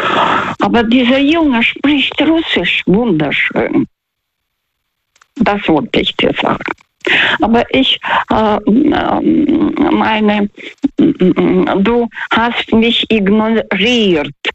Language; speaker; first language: German; non-native, fluent; Russian